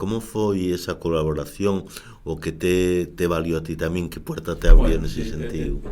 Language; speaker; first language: Spanish; native; Spanish